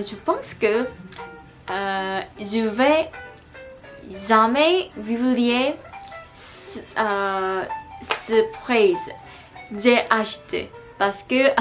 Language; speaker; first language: French; non-native, learner; Korean